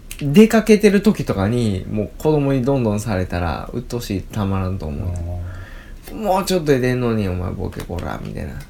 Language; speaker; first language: Japanese; native; Japanese